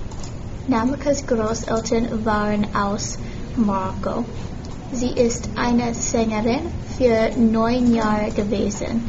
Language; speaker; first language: German; non-native, learner; English